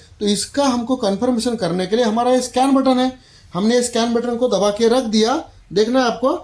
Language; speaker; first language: Hindi; non-native, local second language; Marathi